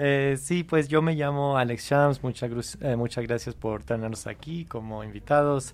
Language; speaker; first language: Spanish; non-native, fluent; English